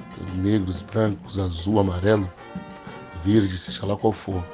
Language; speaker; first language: Portuguese; early bilingual, other home language; English